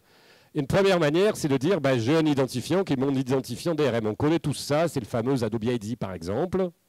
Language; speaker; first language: French; native; French